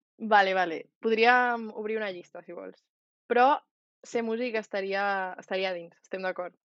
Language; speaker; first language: Catalan; native; Catalan